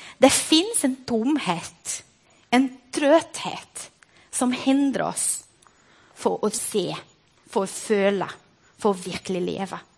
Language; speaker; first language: Norwegian; non-native, fluent; Portuguese